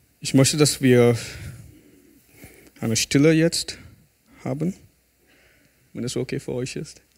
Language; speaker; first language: German; non-native, fluent; English